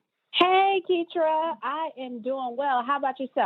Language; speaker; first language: English; native; English